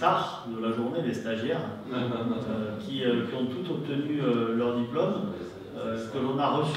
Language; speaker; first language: French; native; French